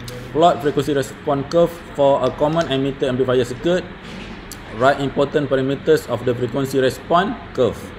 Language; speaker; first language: English; non-native, local second language; Malay